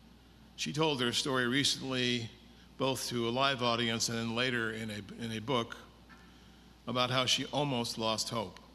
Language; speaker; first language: English; native; English